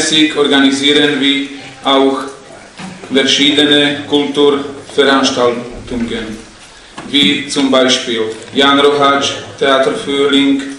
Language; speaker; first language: German; non-native, fluent; Slovak